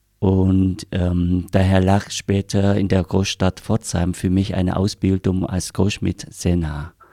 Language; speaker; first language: German; non-native, fluent; Vietnamese